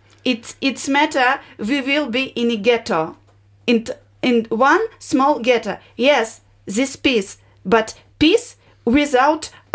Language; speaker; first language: English; non-native, learner; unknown